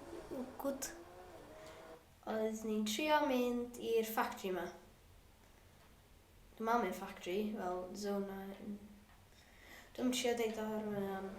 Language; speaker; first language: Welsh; non-native, local second language; English